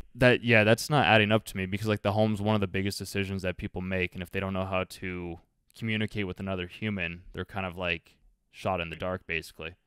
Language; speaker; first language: English; native; English